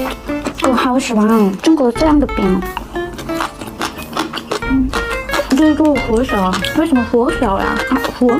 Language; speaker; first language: Chinese; non-native, learner; Korean